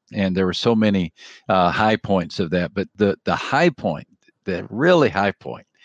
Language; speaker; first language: English; native; English